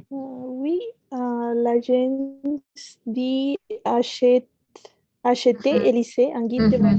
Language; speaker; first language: French; non-native, learner; Spanish